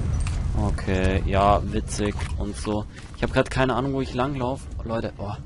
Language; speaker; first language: German; native; German